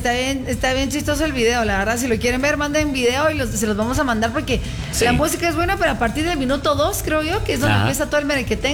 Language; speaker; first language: Spanish; native; Spanish